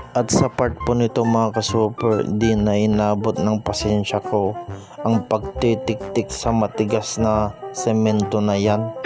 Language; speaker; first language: Filipino; non-native, local second language; Iloko